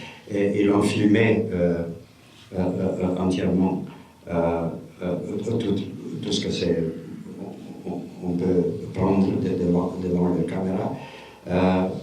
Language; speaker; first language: French; non-native, fluent; Romanian